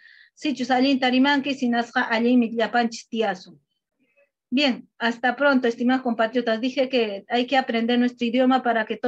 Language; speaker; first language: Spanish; non-native, local second language; Quechua